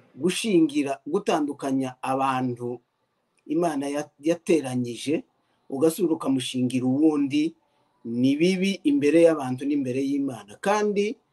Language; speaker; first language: Kinyarwanda; native; Kinyarwanda